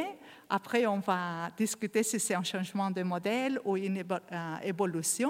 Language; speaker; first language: French; non-native, learner; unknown